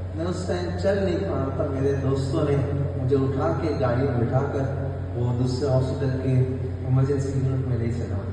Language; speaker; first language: Hindi; non-native, local second language; Malayalam